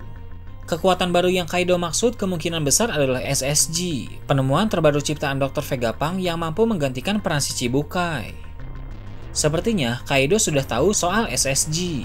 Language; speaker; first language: Indonesian; native; Indonesian